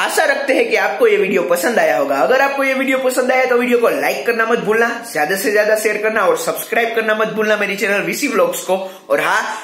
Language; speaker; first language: Hindi; non-native, local second language; Gujarati